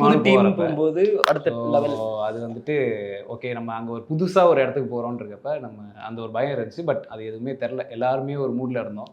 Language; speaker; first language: Tamil; native; Tamil